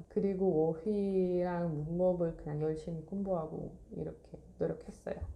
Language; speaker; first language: Korean; non-native, fluent; Russian